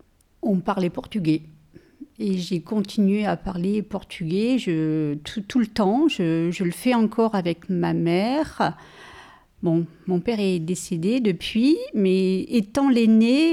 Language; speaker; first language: French; early bilingual, other home language; Portuguese